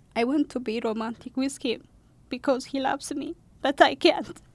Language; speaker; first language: English; non-native, learner; Amharic